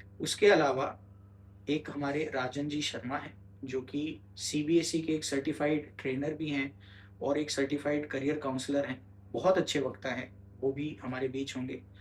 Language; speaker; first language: Hindi; native; Hindi